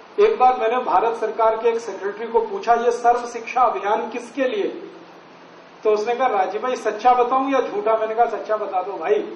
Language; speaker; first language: Hindi; native; Hindi